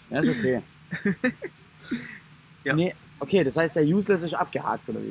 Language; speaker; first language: German; native; German